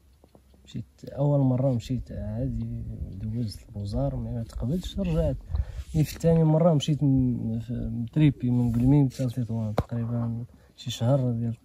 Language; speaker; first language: Arabic; native; Arabic